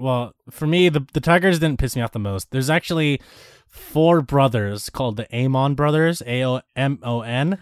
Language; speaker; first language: English; native; English